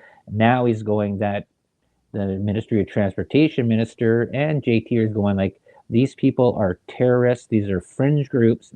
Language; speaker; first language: English; native; English